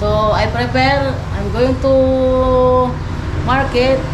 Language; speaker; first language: English; non-native, learner; Filipino